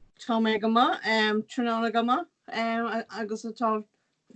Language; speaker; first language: Irish; non-native, local second language; English